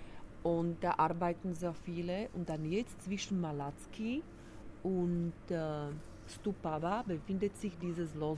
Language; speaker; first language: German; non-native, fluent; Slovak